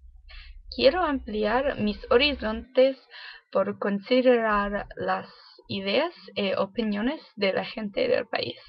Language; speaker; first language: Spanish; non-native, learner; English